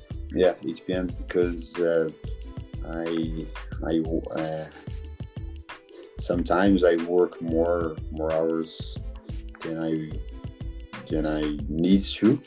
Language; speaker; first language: English; non-native, learner; Portuguese